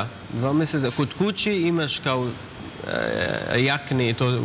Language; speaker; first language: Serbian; non-native, learner; Arabic